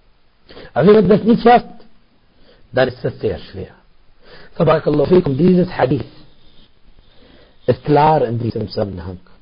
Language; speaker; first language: German; non-native, fluent; Arabic